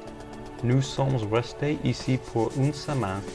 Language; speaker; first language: French; non-native, learner; English